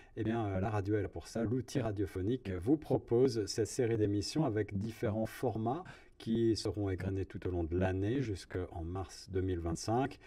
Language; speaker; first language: French; native; French